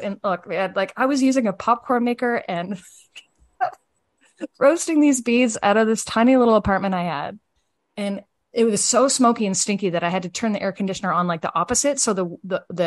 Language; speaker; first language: English; native; English